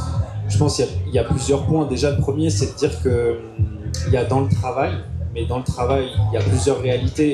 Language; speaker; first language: French; native; French